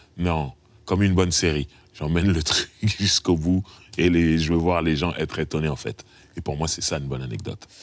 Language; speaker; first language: French; native; French